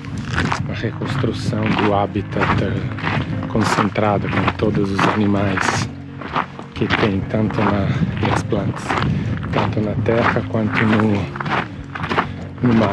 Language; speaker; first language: Portuguese; non-native, fluent; Italian